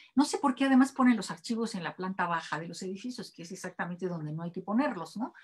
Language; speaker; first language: Spanish; native; Spanish